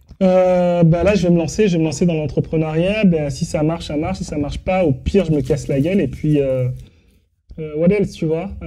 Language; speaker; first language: French; early bilingual, other home language; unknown